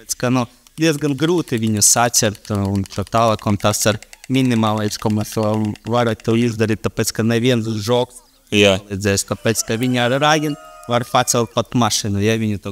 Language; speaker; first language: Latvian; non-native, local second language; Russian